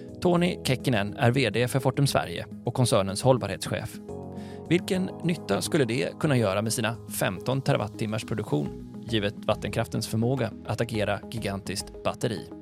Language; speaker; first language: Swedish; native; Swedish